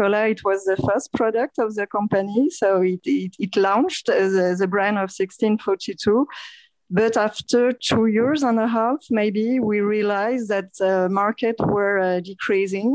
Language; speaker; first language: English; non-native, learner; French